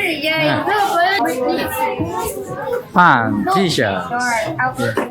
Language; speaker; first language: English; non-native, learner; Korean